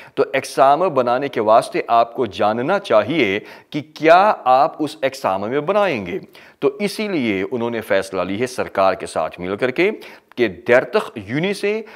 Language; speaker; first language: Hindi; early bilingual, heritage; Hindi